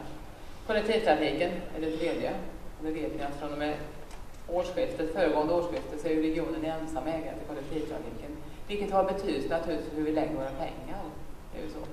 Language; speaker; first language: Swedish; native; Swedish